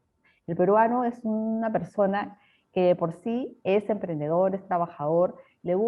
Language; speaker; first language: Spanish; native; Spanish